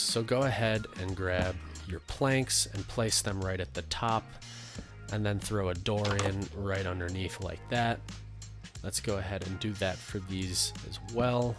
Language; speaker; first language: English; native; English